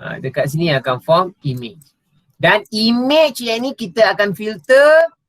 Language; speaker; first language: Malay; non-native, local second language; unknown